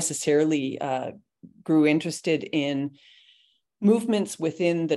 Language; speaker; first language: English; native; English